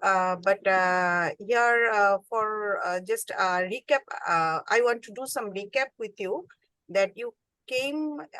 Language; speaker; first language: English; non-native, learner; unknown